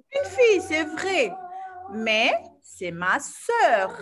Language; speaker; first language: French; non-native, fluent; Arabic